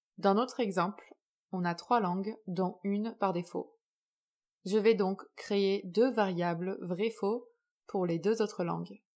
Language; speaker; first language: French; native; French